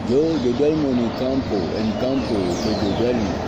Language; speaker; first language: Spanish; non-native, learner; French